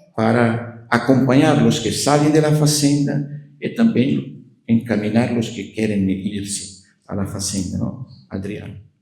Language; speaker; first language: Spanish; non-native, fluent; Portuguese